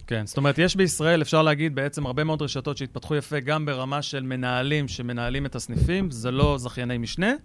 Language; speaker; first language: Hebrew; native; Hebrew